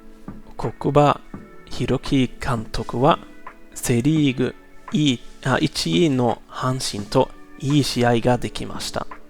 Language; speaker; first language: Japanese; non-native, learner; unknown